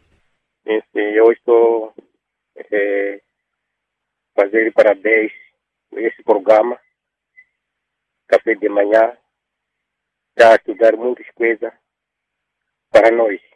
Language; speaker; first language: Portuguese; non-native, local second language; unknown